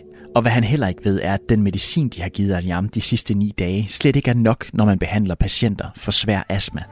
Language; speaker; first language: Danish; native; Danish